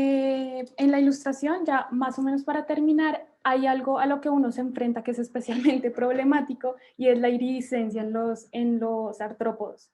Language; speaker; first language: Spanish; native; Spanish